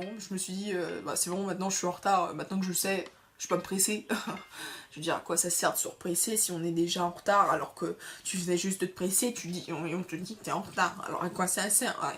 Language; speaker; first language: French; native; French